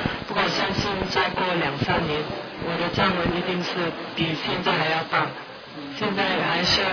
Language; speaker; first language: Chinese; non-native, fluent; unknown